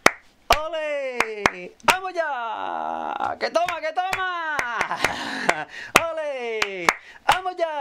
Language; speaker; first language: Japanese; non-native, fluent; Spanish